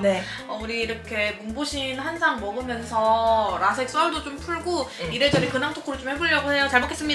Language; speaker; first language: Korean; native; Korean